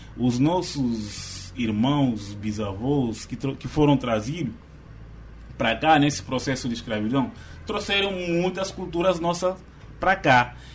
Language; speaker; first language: Portuguese; non-native, local second language; Upper Guinea Crioulo